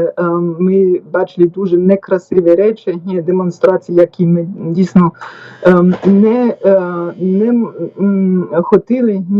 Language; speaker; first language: Ukrainian; non-native, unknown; German